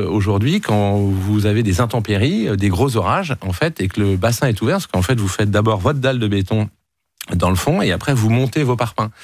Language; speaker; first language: French; native; French